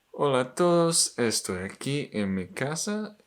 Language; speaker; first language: Spanish; non-native, learner; English